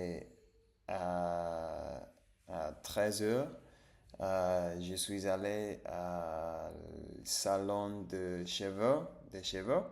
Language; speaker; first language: French; non-native, learner; English